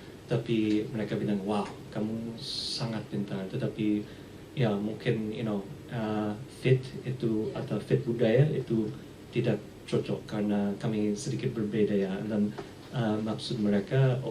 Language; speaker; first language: Indonesian; early bilingual, heritage; English